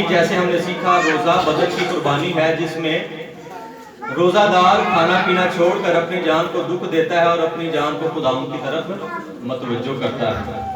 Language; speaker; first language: Urdu; native; Urdu